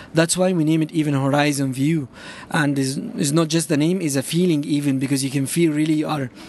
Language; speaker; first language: English; non-native, fluent; Arabic